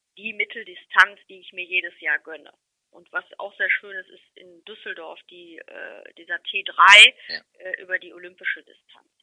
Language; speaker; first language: German; native; German